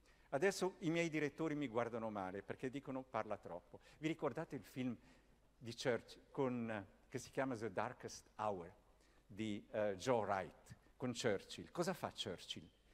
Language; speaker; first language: Italian; native; Italian